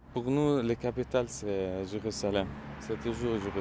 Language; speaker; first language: French; non-native, fluent; Arabic